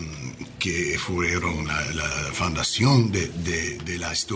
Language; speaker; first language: Spanish; non-native, learner; English